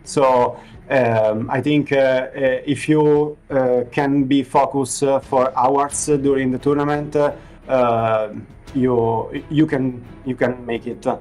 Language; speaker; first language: English; non-native, fluent; Italian